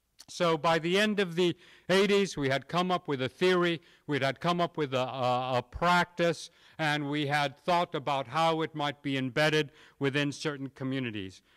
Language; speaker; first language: English; native; English